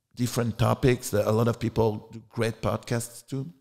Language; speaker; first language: English; non-native, fluent; French